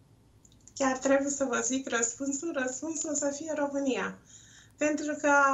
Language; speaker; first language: Romanian; non-native, local second language; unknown